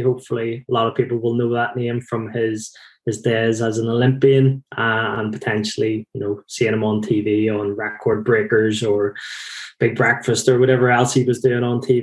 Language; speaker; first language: English; native; English